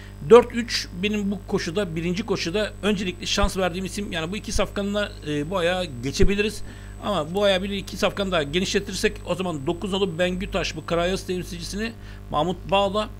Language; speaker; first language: Turkish; native; Turkish